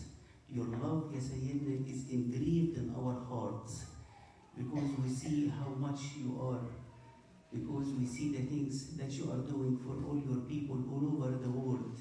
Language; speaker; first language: English; non-native, fluent; Arabic